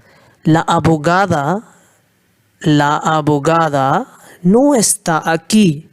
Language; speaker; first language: Spanish; non-native, fluent; Hindi